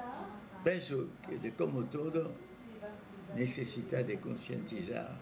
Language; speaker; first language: Spanish; non-native, fluent; French